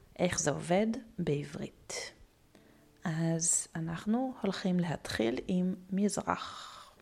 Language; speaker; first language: Hebrew; native; Hebrew